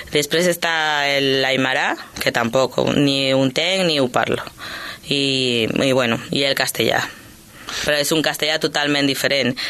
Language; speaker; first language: Catalan; early bilingual, other home language; Spanish